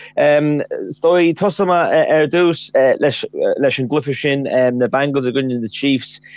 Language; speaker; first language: Irish; native; Irish